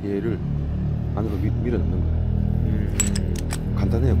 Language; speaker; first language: Korean; native; Korean